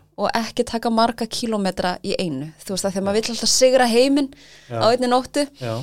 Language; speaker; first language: Icelandic; early bilingual, other home language; Thai